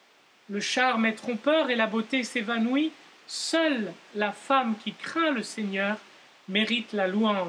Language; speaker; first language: French; native; French